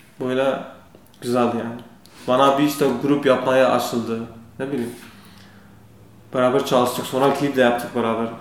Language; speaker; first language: Turkish; non-native, learner; Kurdish